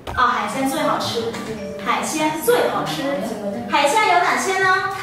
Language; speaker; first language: Chinese; non-native, fluent; Vietnamese